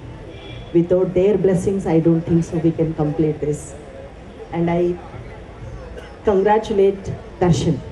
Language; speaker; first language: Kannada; non-native, learner; Telugu